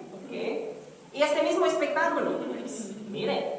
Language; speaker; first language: Spanish; non-native, learner; Filipino